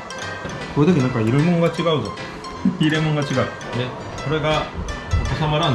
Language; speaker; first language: Japanese; native; Japanese